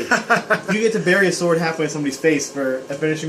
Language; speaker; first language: English; native; English